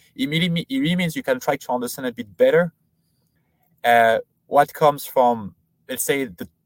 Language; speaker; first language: English; non-native, fluent; French